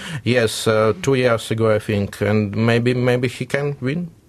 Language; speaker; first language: English; non-native, learner; Russian